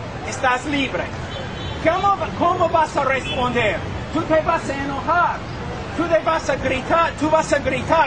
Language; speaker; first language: Spanish; non-native, fluent; English